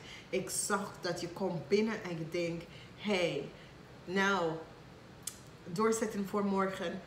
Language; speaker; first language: Dutch; non-native, fluent; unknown